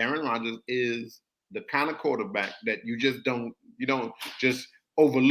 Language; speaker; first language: English; native; English